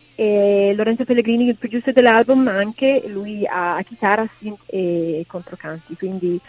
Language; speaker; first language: Italian; non-native, fluent; English